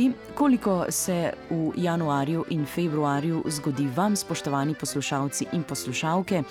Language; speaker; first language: Slovenian; native; Slovenian